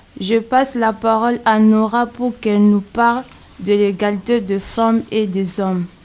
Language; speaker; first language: French; non-native, local second language; Lingala